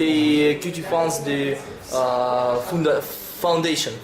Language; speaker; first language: French; non-native, learner; Russian